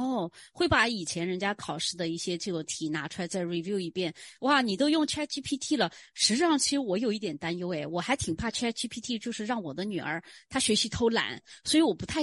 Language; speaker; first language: Chinese; native; Chinese